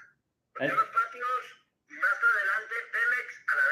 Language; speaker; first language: Spanish; native; Spanish